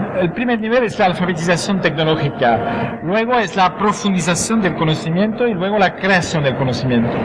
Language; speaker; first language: Spanish; non-native, fluent; French